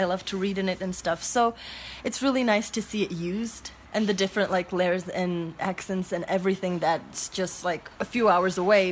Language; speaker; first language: English; early bilingual, heritage; English